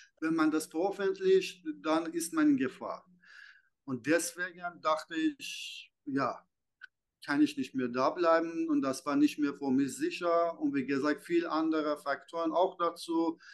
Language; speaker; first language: German; non-native, fluent; Persian